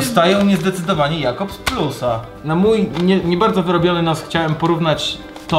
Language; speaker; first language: Polish; native; Polish